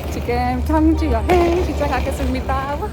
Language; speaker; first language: Korean; non-native, learner; English